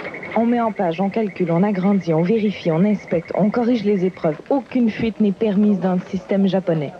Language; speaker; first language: French; native; French